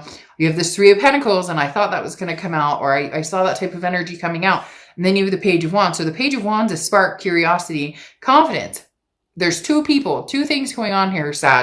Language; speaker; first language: English; native; English